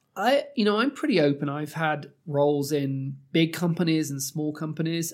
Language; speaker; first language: English; native; English